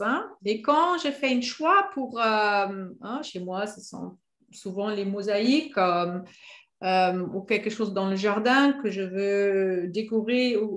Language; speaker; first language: French; non-native, fluent; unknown